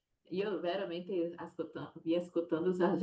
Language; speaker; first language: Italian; non-native, fluent; Portuguese